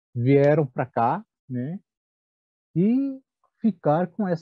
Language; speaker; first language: Portuguese; non-native, local second language; Guarani